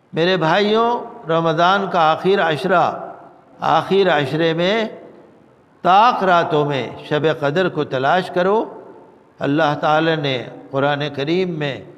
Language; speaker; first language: Urdu; native; Urdu